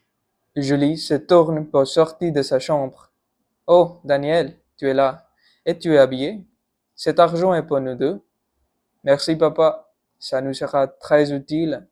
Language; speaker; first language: French; non-native, learner; Punjabi